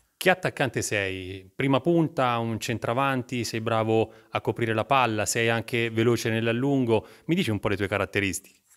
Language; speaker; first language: Italian; native; Italian